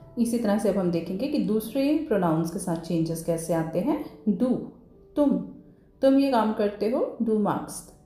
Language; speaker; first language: Hindi; native; Hindi